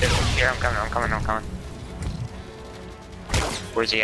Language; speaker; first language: English; native; English